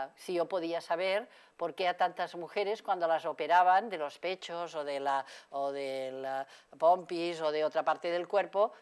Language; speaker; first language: Spanish; non-native, local second language; Catalan